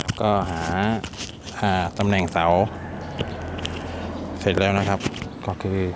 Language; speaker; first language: Thai; native; Thai